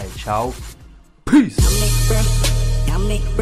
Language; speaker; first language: French; native; French